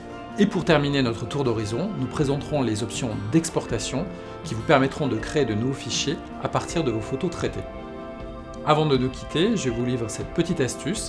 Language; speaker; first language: French; native; French